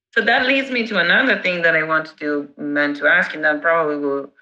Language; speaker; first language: English; non-native, fluent; Italian